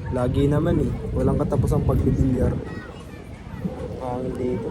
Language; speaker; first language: Filipino; native; Filipino